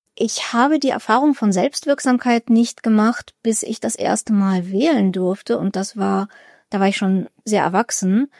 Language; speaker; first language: German; early bilingual, other home language; Russian